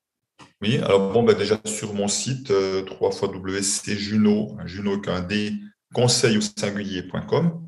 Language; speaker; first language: French; native; French